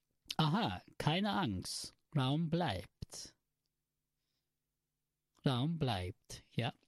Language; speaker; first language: German; non-native, learner; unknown